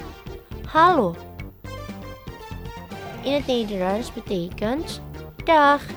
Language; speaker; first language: Dutch; non-native, learner; Indonesian